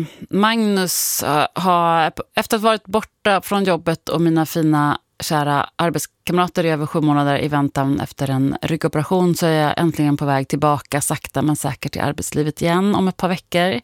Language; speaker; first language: Swedish; native; Swedish